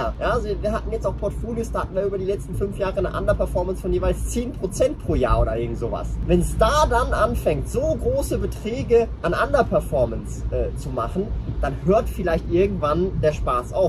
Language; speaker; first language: German; native; German